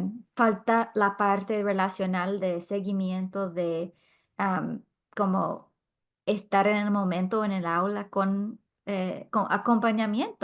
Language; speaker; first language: Spanish; non-native, fluent; English